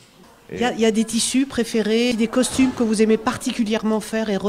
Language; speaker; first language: French; native; French